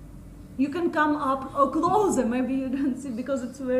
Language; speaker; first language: English; non-native, fluent; Russian